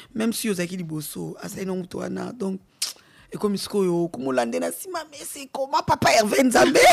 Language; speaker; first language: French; non-native, local second language; Lingala